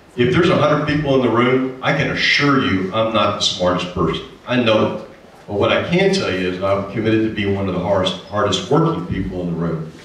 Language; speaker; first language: English; native; English